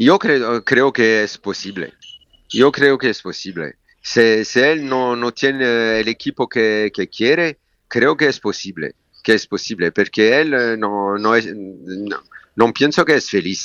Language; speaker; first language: Spanish; non-native, learner; French